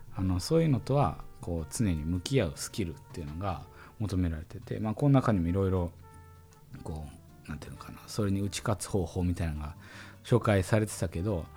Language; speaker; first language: Japanese; non-native, fluent; German